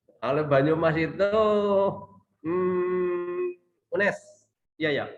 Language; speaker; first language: Indonesian; native; Indonesian